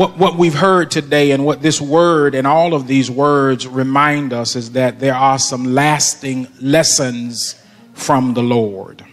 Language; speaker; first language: English; native; English